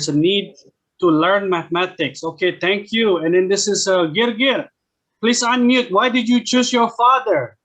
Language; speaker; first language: English; non-native, fluent; Indonesian